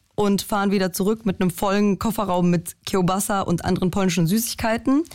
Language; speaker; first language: German; early bilingual, other home language; Polish